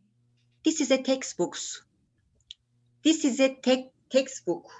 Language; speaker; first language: English; non-native, learner; Turkish